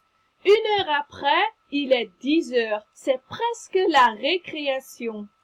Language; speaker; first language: French; non-native, fluent; Dutch